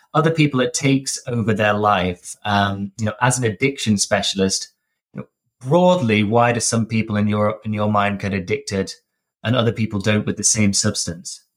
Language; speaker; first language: English; native; English